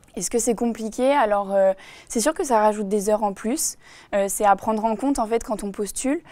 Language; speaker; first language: French; native; French